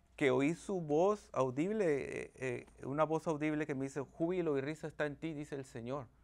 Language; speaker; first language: Spanish; native; Spanish